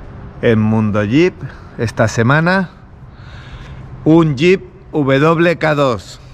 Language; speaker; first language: Spanish; native; Spanish